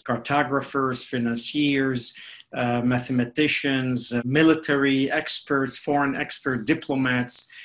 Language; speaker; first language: English; non-native, fluent; Spanish